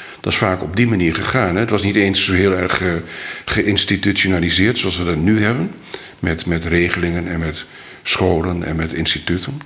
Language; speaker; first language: Dutch; native; Dutch